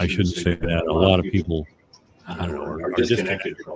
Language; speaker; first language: English; native; English